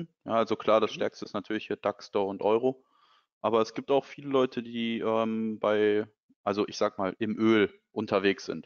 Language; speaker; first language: German; native; German